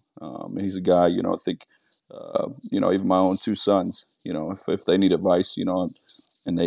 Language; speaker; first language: English; native; English